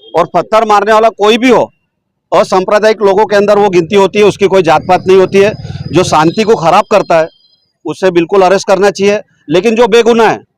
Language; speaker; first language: Hindi; non-native, local second language; Gujarati